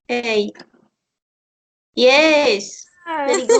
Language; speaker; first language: English; non-native, learner; Spanish